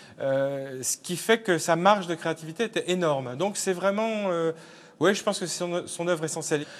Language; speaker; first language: French; native; French